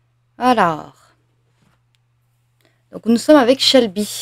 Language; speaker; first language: French; native; French